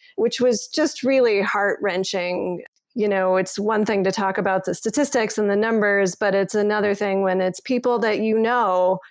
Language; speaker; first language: English; native; English